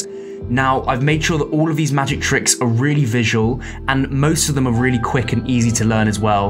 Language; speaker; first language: English; native; English